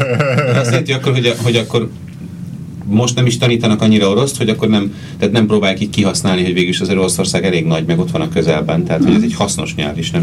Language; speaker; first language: Hungarian; native; Hungarian